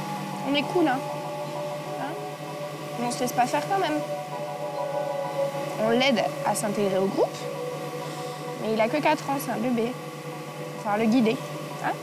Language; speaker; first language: French; native; French